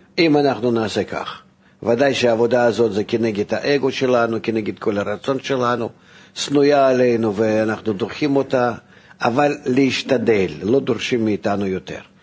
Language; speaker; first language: Hebrew; non-native, fluent; Russian